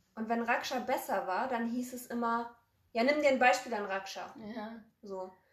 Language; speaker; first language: German; early bilingual, other home language; Polish